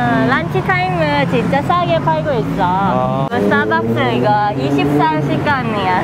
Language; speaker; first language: Korean; non-native, fluent; Thai